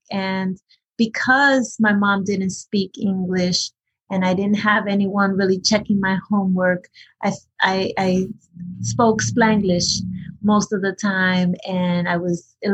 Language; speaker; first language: English; early bilingual, other home language; Spanish